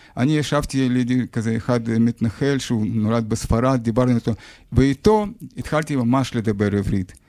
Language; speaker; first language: Hebrew; non-native, fluent; Russian